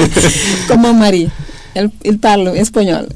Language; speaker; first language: Spanish; non-native, learner; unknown